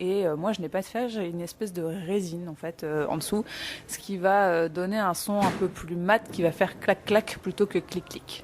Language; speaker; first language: French; native; French